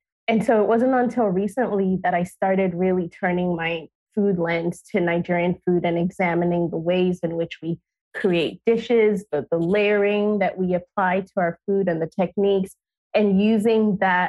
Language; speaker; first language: English; non-native, local second language; Yoruba